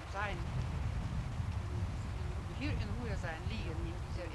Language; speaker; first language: German; non-native, fluent; Lithuanian